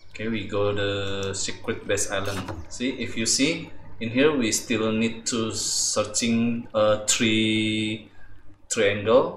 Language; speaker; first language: English; non-native, learner; Indonesian